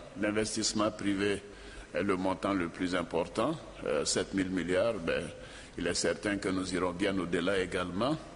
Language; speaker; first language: French; non-native, local second language; Dyula